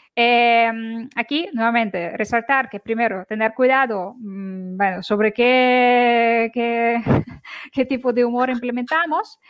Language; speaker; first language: Spanish; non-native, fluent; Ukrainian